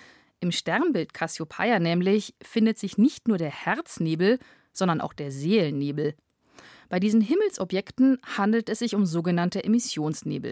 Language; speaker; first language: German; native; German